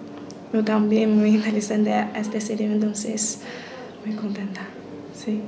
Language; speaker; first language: Spanish; non-native, learner; Chinese